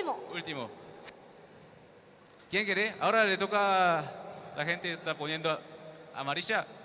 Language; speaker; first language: Spanish; non-native, learner; Korean